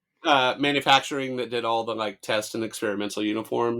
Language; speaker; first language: English; native; English